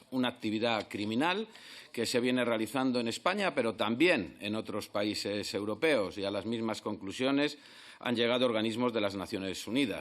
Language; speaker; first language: Spanish; native; Spanish